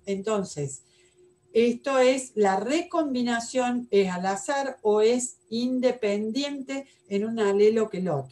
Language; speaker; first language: Spanish; native; Spanish